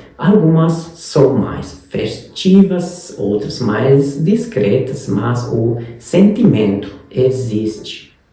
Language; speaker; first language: Portuguese; non-native, fluent; Hungarian